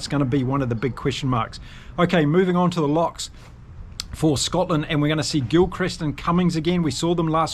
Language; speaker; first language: English; native; English